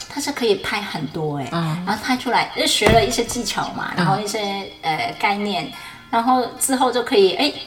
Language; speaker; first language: Chinese; non-native, fluent; Cantonese